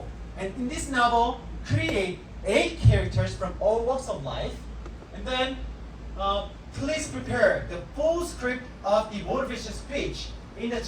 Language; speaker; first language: English; non-native, fluent; Korean